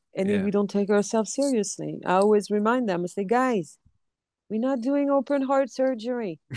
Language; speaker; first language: English; non-native, fluent; French